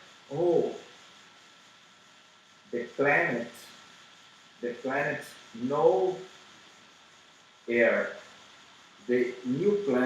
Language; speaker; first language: English; non-native, learner; Portuguese